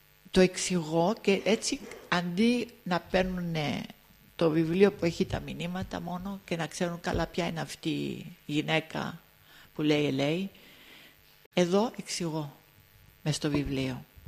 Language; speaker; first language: Greek; early bilingual, heritage; Greek